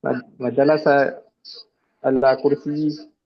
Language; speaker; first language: Arabic; non-native, learner; Urdu